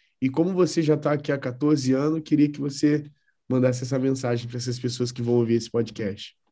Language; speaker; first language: Portuguese; native; Portuguese